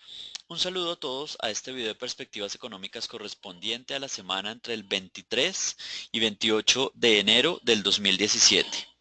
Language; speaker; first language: Spanish; native; Spanish